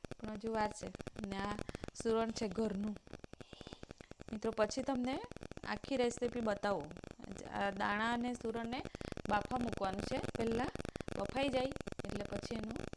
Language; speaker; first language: Gujarati; non-native, local second language; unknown